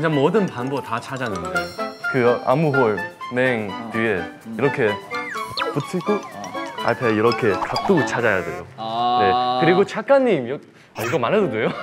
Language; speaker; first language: Korean; non-native, fluent; Chinese